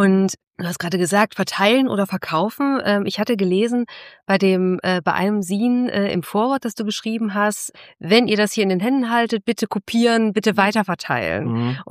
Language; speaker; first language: German; native; German